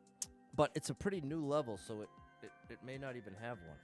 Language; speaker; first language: English; native; English